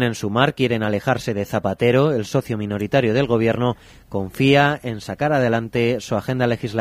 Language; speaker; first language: Spanish; native; Spanish